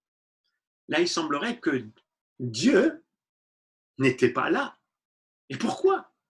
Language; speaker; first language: French; native; French